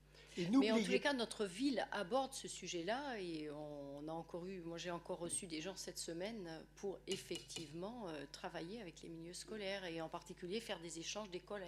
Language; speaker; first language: French; native; French